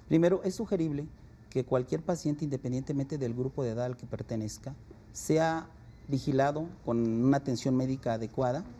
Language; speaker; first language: Spanish; native; Spanish